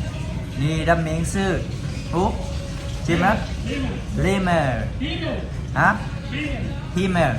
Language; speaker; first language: Chinese; non-native, learner; Shan